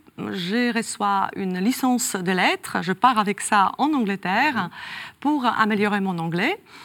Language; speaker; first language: French; non-native, fluent; Polish